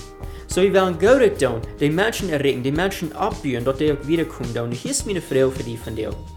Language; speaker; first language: German; non-native, learner; Afrikaans